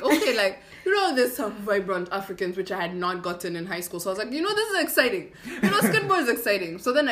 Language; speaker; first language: English; non-native, local second language; Kinyarwanda